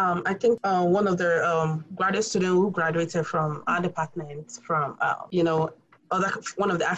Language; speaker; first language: English; non-native, local second language; Yoruba